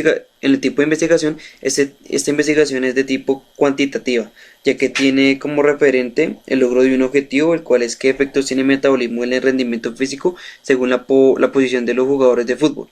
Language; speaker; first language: Spanish; native; Spanish